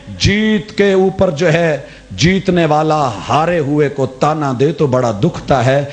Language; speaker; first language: Urdu; non-native, local second language; Punjabi